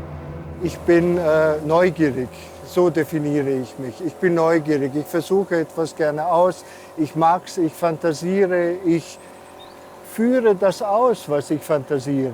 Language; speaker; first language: German; non-native, local second language; Hungarian